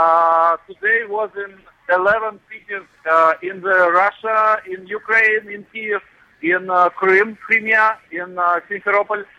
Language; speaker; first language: English; non-native, learner; Russian